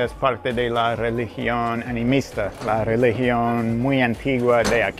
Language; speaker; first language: Spanish; non-native, fluent; English